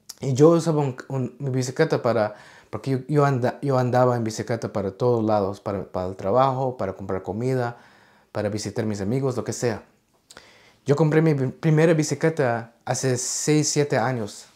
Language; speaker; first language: Spanish; early bilingual, heritage; Spanish